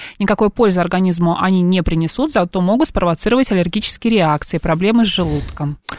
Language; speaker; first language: Russian; native; Russian